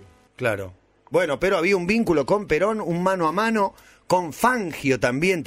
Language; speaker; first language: Spanish; native; Spanish